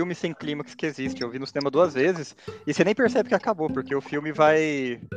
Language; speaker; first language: Portuguese; native; Portuguese